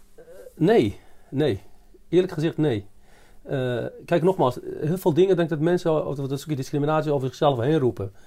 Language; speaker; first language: Dutch; early bilingual, other home language; Arabic